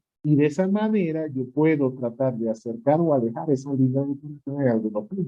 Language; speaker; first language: Spanish; native; Spanish